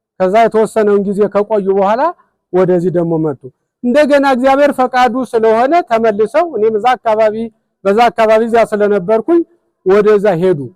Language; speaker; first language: Amharic; native; Amharic